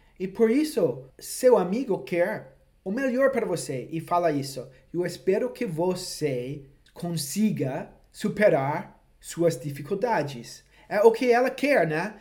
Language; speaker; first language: Portuguese; non-native, fluent; English